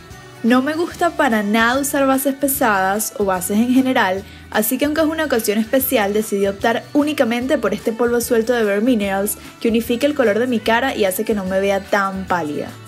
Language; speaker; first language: Spanish; native; Spanish